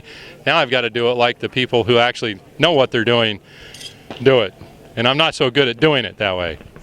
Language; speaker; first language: English; native; English